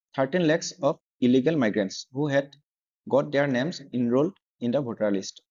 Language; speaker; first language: English; non-native, local second language; Assamese